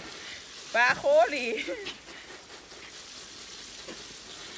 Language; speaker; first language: Danish; non-native, learner; Thai